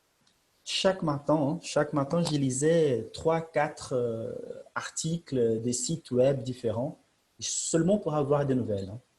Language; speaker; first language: French; non-native, fluent; Portuguese